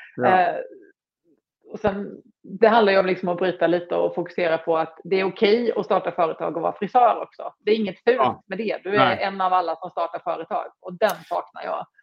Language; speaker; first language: Swedish; native; Swedish